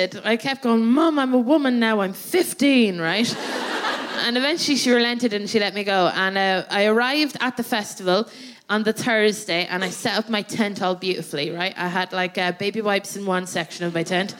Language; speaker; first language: English; native; English